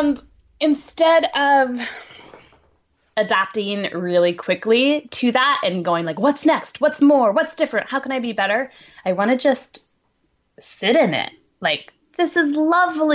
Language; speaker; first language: English; native; English